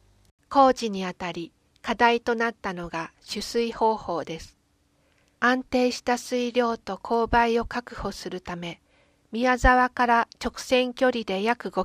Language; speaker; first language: Japanese; native; Japanese